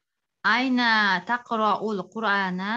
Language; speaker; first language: Arabic; non-native, learner; Uzbek